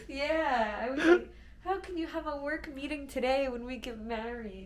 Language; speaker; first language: English; native; English